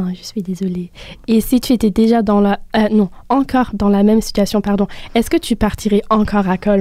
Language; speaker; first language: French; non-native, fluent; German